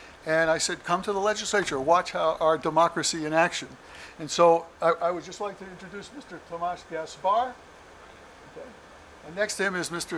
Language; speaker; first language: English; native; English